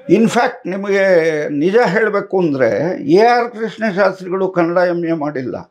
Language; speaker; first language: Kannada; non-native, local second language; Tamil